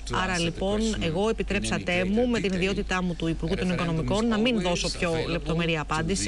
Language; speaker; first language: Greek; native; Greek